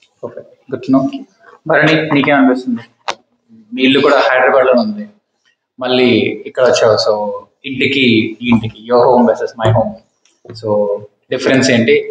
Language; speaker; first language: Telugu; native; Telugu